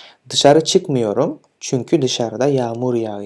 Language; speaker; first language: Turkish; non-native, fluent; Kyrgyz